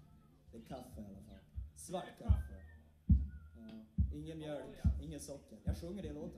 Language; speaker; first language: Swedish; native; Swedish